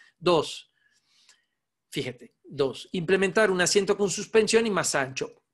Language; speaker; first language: Spanish; non-native, fluent; Italian